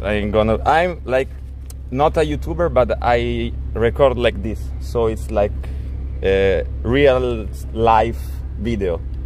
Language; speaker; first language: English; non-native, learner; Italian